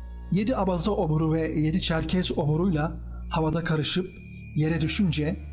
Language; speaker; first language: Turkish; native; Turkish